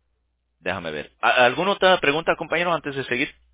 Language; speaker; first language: Spanish; early bilingual, heritage; English